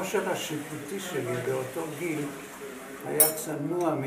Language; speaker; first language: Hebrew; non-native, fluent; Hungarian